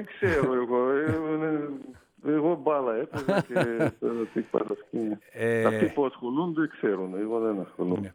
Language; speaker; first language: Greek; non-native, fluent; Russian